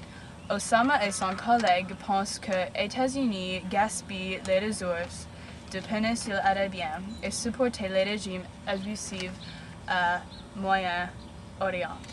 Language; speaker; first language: French; non-native, learner; English